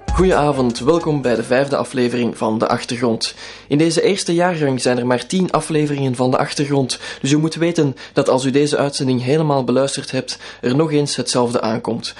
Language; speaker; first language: Dutch; native; Dutch